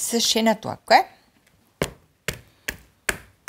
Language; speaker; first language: German; native; German